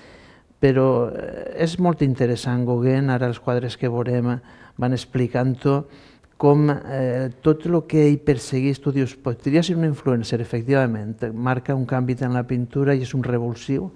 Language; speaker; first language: Catalan; native; Catalan